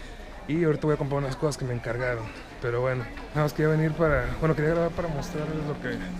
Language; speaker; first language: Spanish; native; Spanish